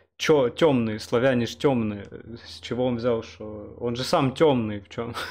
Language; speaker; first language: Russian; native; Russian